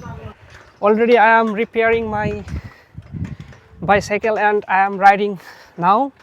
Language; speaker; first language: English; non-native, learner; Bangla